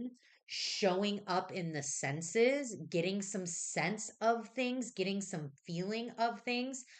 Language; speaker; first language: English; native; English